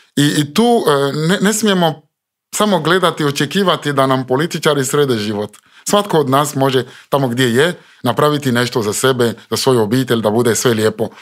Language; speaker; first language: Croatian; non-native, fluent; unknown